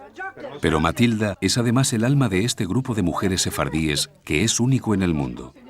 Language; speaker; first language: Spanish; native; Spanish